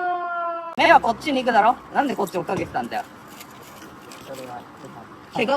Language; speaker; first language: Japanese; native; Japanese